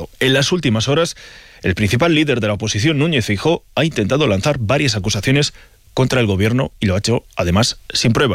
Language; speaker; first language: Spanish; native; Spanish